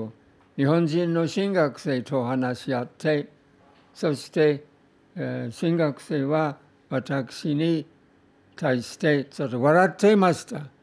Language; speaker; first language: Japanese; non-native, fluent; English